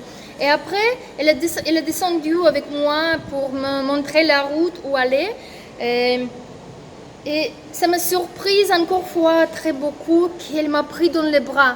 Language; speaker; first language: French; non-native, fluent; Russian